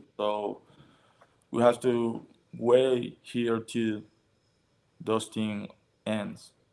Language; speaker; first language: English; non-native, learner; Spanish